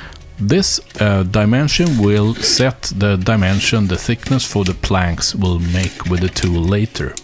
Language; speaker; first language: English; non-native, fluent; Swedish